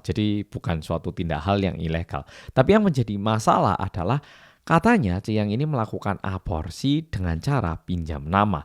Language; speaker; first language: Indonesian; early bilingual, other home language; Korean